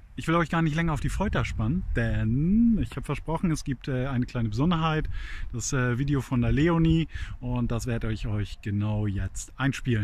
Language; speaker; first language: German; native; German